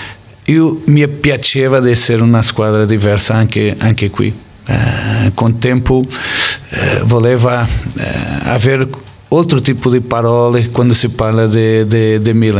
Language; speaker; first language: Italian; non-native, fluent; Portuguese